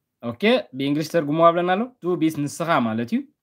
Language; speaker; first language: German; non-native, learner; Tigrinya